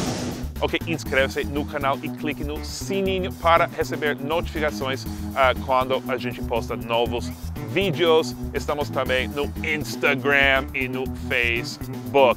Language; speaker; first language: Portuguese; non-native, fluent; English